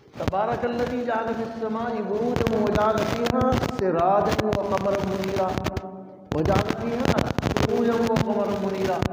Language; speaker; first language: Urdu; non-native, local second language; Punjabi